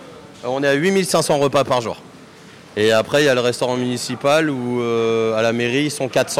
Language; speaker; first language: French; native; French